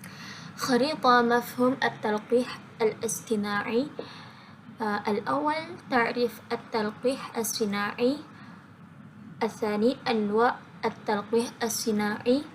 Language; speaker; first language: Arabic; non-native, learner; Indonesian